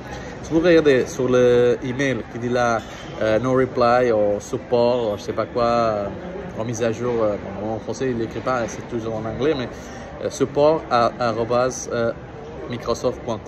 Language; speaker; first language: French; non-native, learner; Portuguese